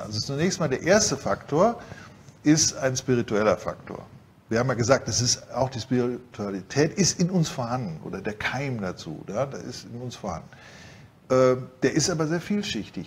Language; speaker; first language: German; native; German